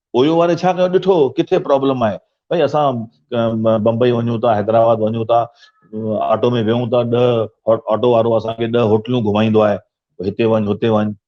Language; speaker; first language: Sindhi; early bilingual, heritage; Sindhi